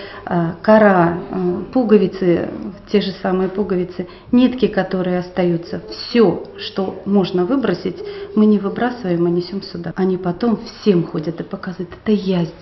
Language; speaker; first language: Russian; native; Russian